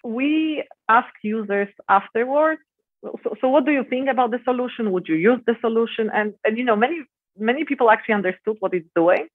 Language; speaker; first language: English; non-native, fluent; Polish